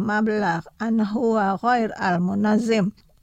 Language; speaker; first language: Arabic; non-native, fluent; Indonesian